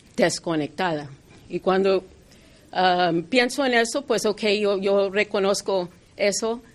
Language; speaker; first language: Spanish; non-native, fluent; English